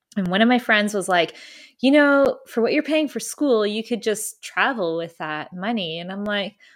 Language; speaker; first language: English; early bilingual, other home language; German